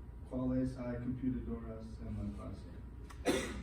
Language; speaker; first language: Spanish; non-native, learner; English